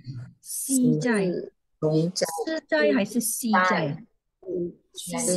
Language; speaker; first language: Chinese; non-native, fluent; English